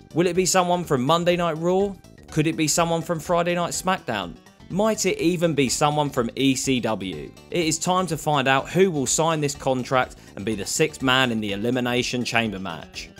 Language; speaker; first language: English; native; English